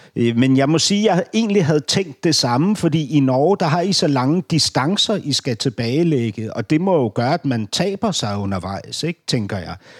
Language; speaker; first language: Danish; native; Danish